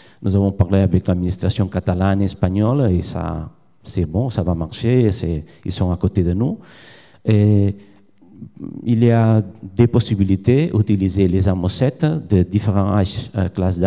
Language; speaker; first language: French; non-native, learner; Catalan